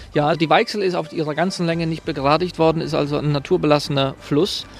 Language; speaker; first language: German; native; German